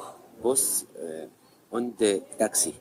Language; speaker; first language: German; non-native, learner; Arabic